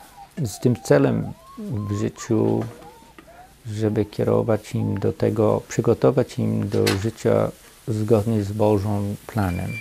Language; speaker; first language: Polish; non-native, fluent; English